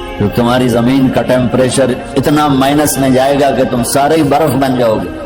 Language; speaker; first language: Urdu; non-native, local second language; Punjabi